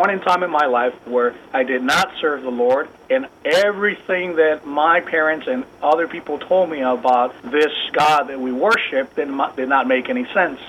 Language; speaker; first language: English; non-native, fluent; Spanish